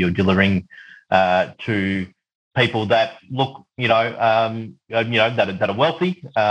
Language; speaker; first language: English; native; English